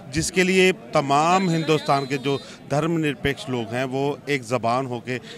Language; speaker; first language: Hindi; native; Hindi